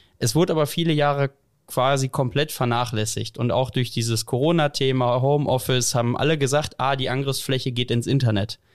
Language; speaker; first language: German; native; German